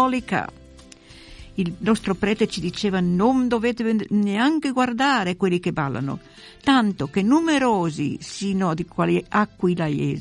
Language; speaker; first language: Italian; native; Italian